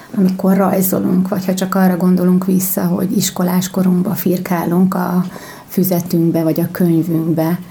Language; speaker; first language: Hungarian; native; Hungarian